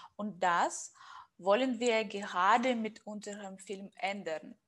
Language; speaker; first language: German; non-native, fluent; Russian